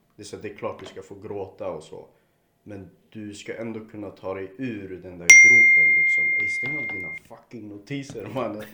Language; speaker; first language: Swedish; early bilingual, other home language; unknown